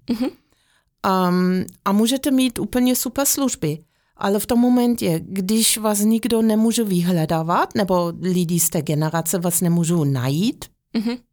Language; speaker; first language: Czech; non-native, fluent; German